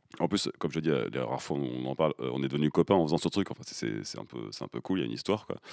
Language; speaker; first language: French; native; French